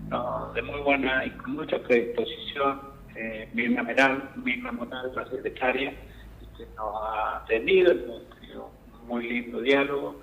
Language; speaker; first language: Spanish; native; Spanish